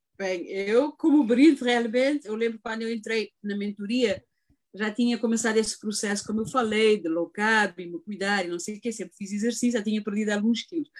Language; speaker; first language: Portuguese; native; Portuguese